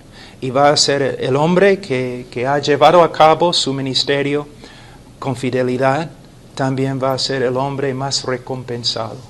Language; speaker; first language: Spanish; non-native, fluent; English